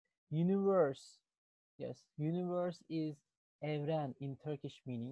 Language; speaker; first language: English; non-native, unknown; Turkish